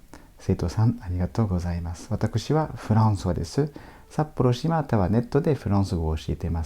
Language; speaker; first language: Japanese; non-native, fluent; French